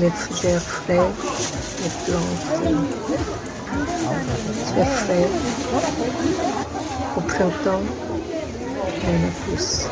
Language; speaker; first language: French; non-native, fluent; Korean